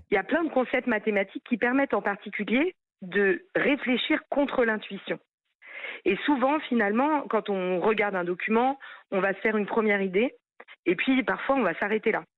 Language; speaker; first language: French; native; French